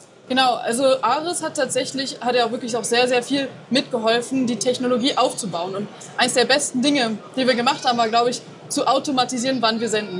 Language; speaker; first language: German; native; German